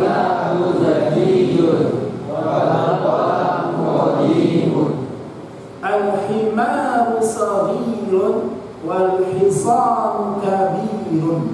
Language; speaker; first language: Arabic; non-native, fluent; Indonesian